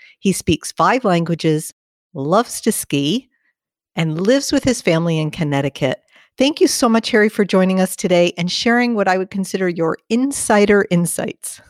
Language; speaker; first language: English; native; English